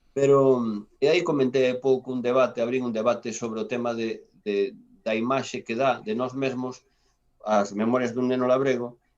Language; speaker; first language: Galician; non-native, local second language; Spanish